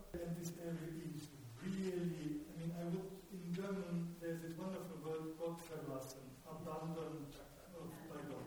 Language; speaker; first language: English; non-native, fluent; German